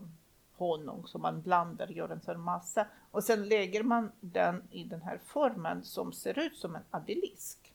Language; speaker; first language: Swedish; non-native, fluent; Russian